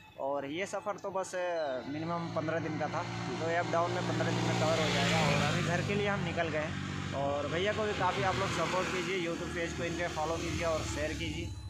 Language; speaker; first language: Hindi; native; Hindi